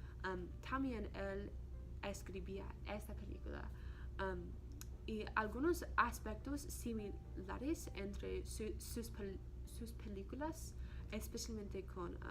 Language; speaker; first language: Spanish; non-native, learner; English